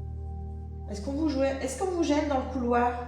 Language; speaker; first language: French; native; French